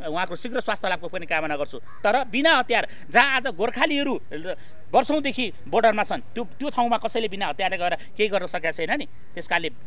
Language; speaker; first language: Nepali; native; Nepali